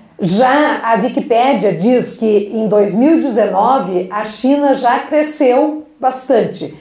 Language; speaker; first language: Portuguese; native; Portuguese